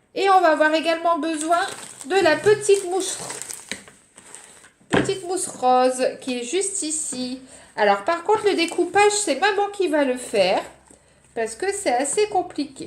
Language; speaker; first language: French; native; French